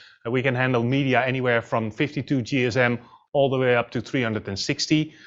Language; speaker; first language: English; non-native, fluent; Dutch